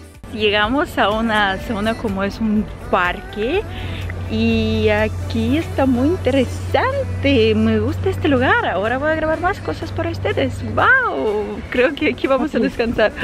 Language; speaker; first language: Spanish; non-native, fluent; Russian